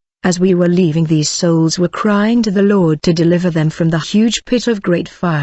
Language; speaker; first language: English; non-native, fluent; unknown